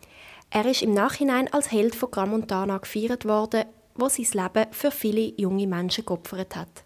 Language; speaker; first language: German; native; German